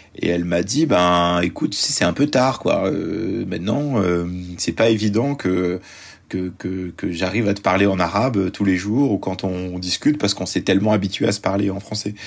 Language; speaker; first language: French; early bilingual, other home language; Arabic